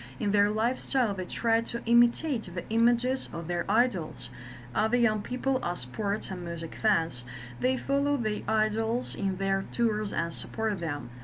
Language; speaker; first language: English; non-native, fluent; Russian